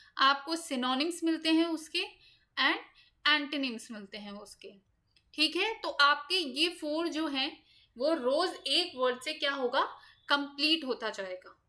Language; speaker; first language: Hindi; native; Hindi